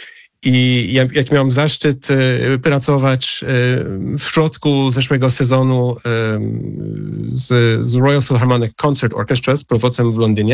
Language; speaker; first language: Polish; non-native, fluent; English